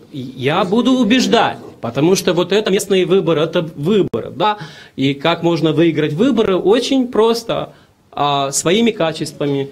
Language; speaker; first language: Russian; non-native, local second language; Romanian